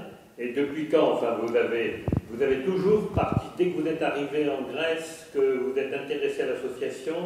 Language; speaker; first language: French; native; French